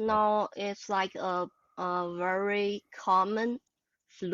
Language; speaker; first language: English; non-native, learner; Chinese